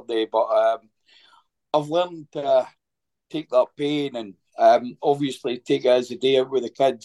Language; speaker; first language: English; native; English